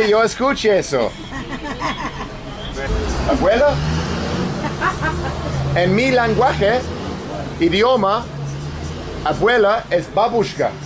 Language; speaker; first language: Spanish; non-native, learner; English